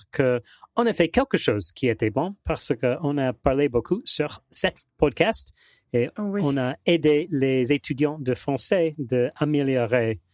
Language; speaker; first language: French; non-native, fluent; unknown